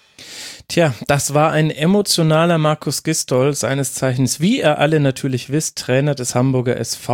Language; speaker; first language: German; native; German